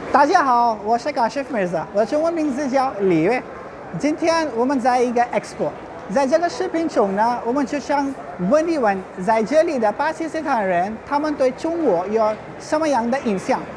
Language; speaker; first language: Chinese; non-native, fluent; Urdu